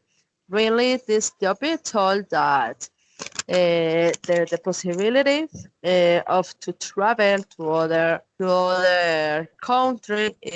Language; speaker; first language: English; non-native, learner; Spanish